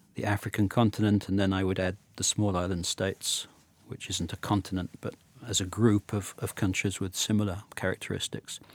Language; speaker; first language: English; native; English